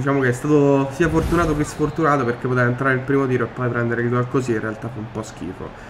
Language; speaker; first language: Italian; native; Italian